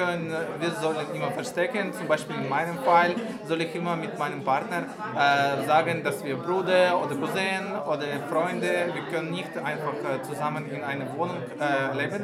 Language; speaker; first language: German; non-native, learner; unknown